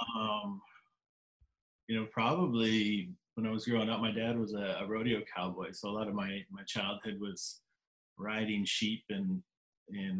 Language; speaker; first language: English; native; English